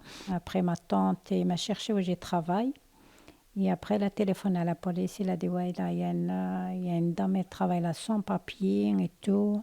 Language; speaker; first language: French; non-native, learner; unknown